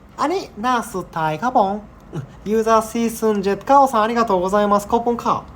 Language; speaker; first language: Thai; non-native, learner; Japanese